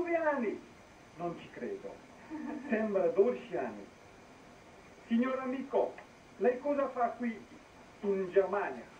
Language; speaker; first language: Italian; non-native, fluent; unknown